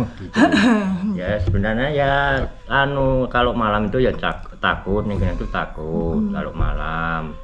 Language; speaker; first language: Indonesian; non-native, local second language; Javanese